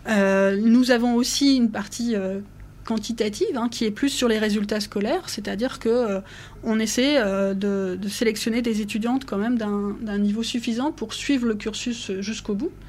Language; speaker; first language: French; native; French